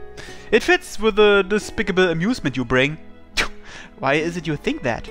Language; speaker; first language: English; native; English